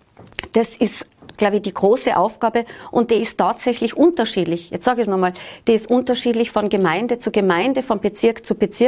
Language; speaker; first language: German; native; German